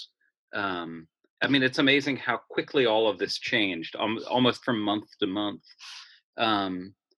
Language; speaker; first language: English; native; English